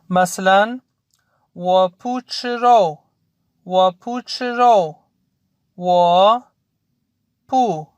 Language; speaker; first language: Chinese; non-native, fluent; Urdu